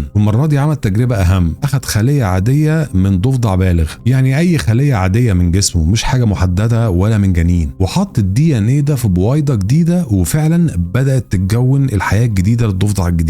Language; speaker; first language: Arabic; native; Arabic